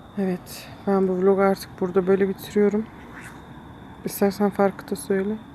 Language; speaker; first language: Turkish; early bilingual, heritage; Turkish